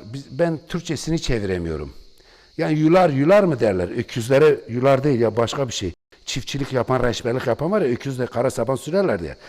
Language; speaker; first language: Turkish; non-native, local second language; Kurdish